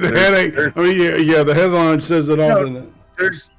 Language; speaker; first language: English; native; English